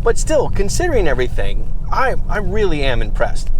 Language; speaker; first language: English; native; English